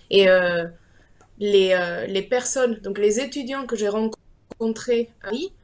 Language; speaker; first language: French; non-native, fluent; Spanish